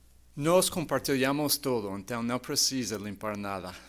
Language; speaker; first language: Portuguese; non-native, fluent; English